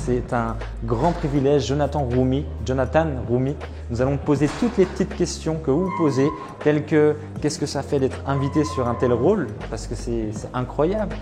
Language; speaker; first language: French; native; French